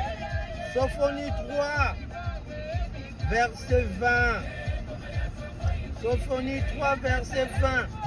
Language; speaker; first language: French; non-native, local second language; Kongo